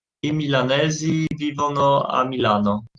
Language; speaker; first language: Italian; non-native, learner; Polish